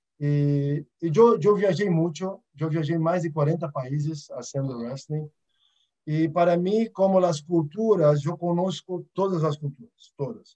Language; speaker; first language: Portuguese; early bilingual, other home language; Arabic